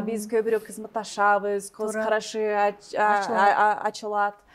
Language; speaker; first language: Kyrgyz; non-native, learner; English